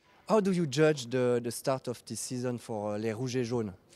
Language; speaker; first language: English; non-native, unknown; French